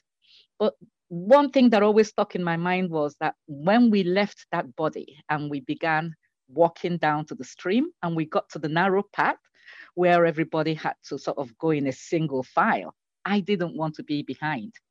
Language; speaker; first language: English; non-native, local second language; Igbo